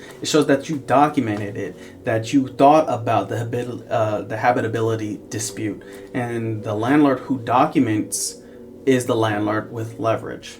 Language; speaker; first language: English; native; English